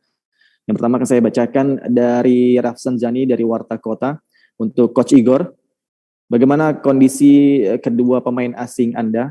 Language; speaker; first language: Indonesian; native; Indonesian